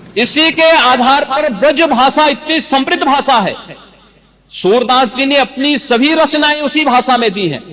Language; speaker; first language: Hindi; native; Hindi